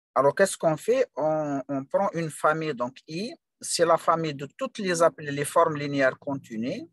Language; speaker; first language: French; non-native, local second language; Arabic